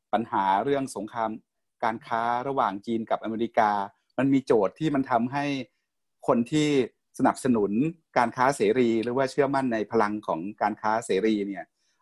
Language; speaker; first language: Thai; native; Thai